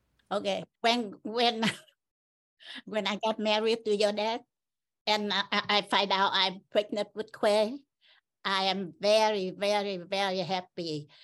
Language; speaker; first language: English; non-native, learner; Vietnamese